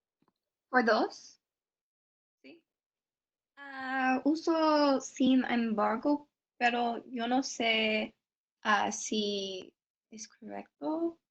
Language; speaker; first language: Spanish; non-native, learner; English